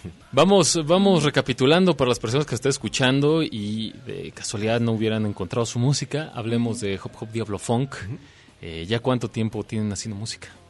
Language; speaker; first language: Spanish; native; Spanish